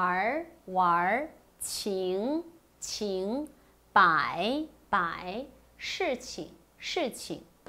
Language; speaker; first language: Chinese; non-native, fluent; Korean